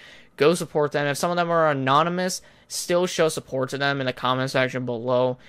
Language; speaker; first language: English; native; English